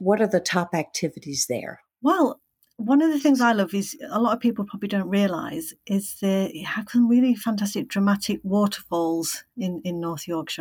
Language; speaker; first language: English; native; English